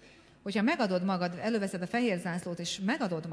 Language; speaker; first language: Hungarian; native; Hungarian